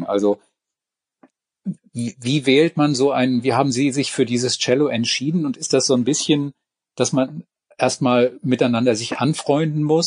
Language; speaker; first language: German; native; German